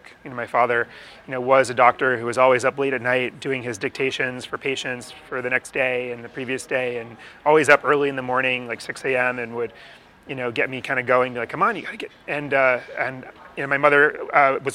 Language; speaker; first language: English; native; English